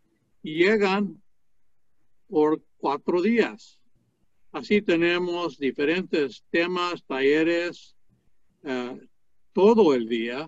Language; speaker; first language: Spanish; non-native, fluent; English